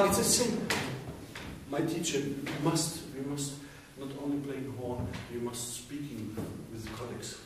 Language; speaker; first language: English; non-native, learner; German